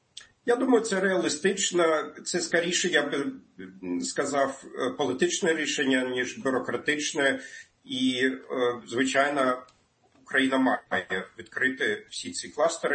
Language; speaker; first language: Ukrainian; non-native, fluent; German